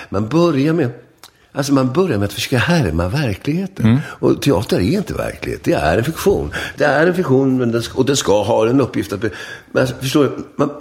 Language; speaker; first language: Swedish; native; Swedish